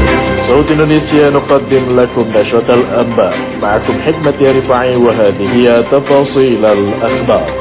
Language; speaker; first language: Arabic; non-native, fluent; Indonesian